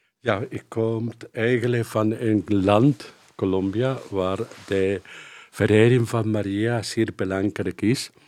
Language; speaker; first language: Dutch; non-native, fluent; Spanish